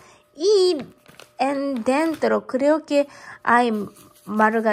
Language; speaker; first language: Spanish; non-native, learner; Japanese